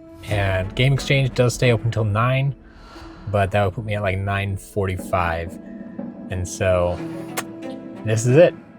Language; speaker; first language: English; native; English